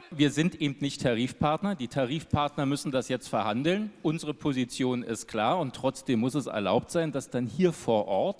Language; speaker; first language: German; native; German